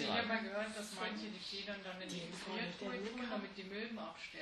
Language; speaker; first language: German; native; German